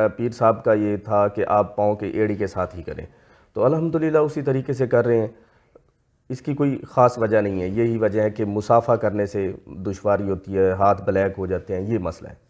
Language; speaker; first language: Urdu; non-native, local second language; Punjabi